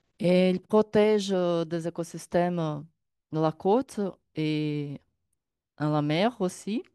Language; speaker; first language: French; non-native, learner; Portuguese